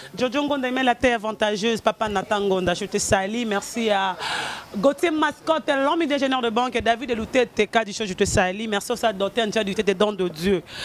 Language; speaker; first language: French; non-native, local second language; Lingala